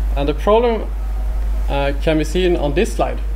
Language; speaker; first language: English; non-native, fluent; Swedish